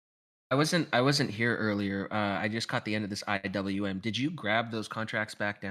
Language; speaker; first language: English; native; English